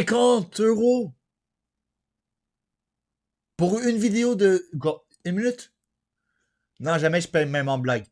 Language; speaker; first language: French; native; French